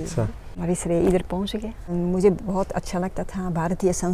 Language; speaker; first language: Hindi; non-native, learner; Dutch